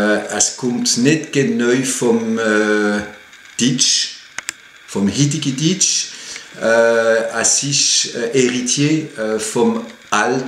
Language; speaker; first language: German; non-native, fluent; French